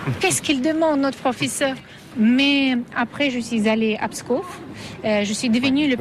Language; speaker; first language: French; non-native, fluent; Russian